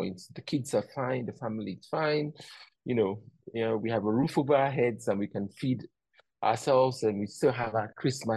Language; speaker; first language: English; non-native, local second language; Yoruba